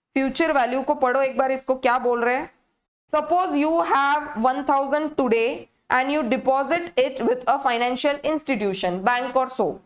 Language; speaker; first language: Hindi; native; Hindi